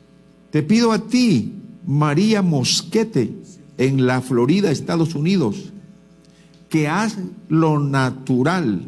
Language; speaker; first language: Spanish; native; Spanish